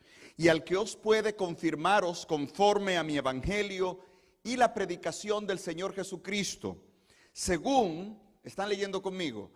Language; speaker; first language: Spanish; native; Spanish